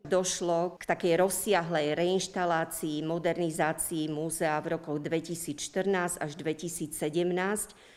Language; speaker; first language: Slovak; native; Slovak